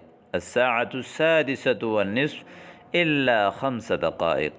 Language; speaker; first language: Arabic; non-native, fluent; Urdu